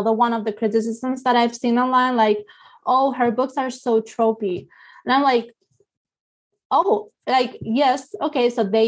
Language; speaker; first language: English; non-native, fluent; Spanish